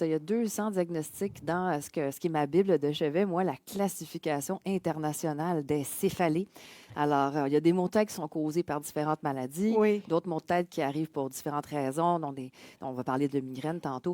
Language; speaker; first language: French; native; French